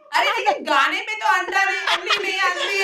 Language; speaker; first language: Hindi; non-native, local second language; Malayalam